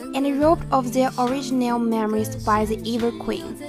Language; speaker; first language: English; non-native, fluent; Chinese